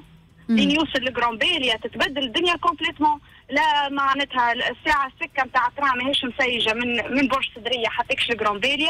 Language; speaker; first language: Arabic; native; Arabic